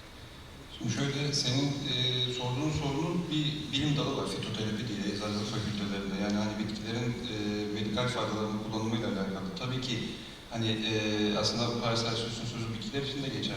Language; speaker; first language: Turkish; native; Turkish